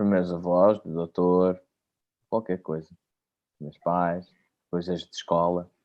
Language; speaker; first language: Portuguese; early bilingual, heritage; Portuguese